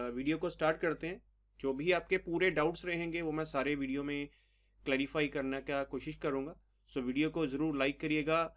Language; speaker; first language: Hindi; non-native, local second language; Punjabi